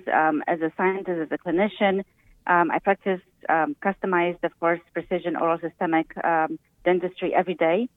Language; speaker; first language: English; early bilingual, other home language; Romanian